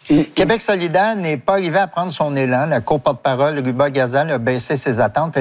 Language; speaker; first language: French; native; French